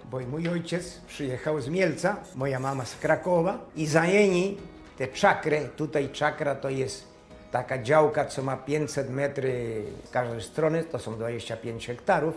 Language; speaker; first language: Polish; early bilingual, heritage; Polish